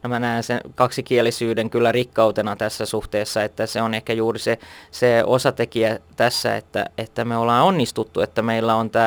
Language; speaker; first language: Finnish; non-native, local second language; Swedish